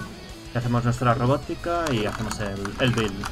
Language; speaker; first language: Spanish; native; Spanish